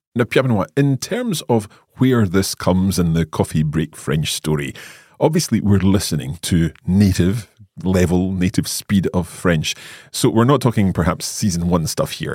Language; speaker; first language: English; native; English